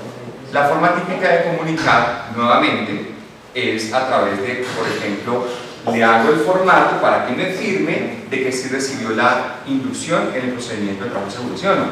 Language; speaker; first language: Spanish; native; Spanish